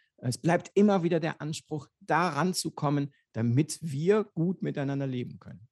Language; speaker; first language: German; native; German